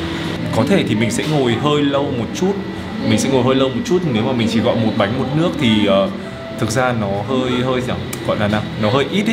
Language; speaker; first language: Vietnamese; native; Vietnamese